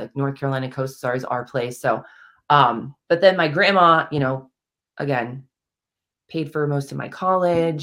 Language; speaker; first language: English; native; English